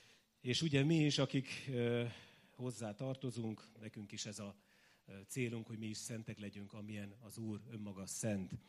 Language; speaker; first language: Hungarian; native; Hungarian